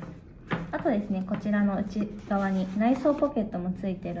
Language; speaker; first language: Japanese; native; Japanese